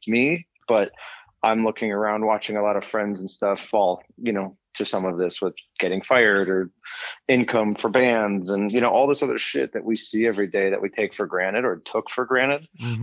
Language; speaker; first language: English; native; English